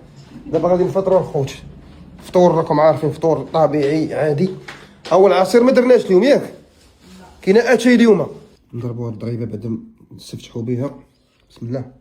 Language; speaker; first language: Arabic; native; Arabic